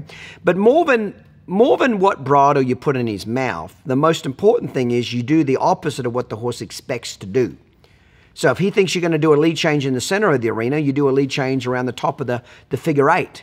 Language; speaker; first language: English; native; English